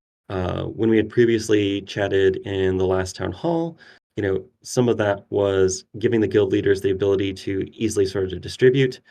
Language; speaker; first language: English; native; English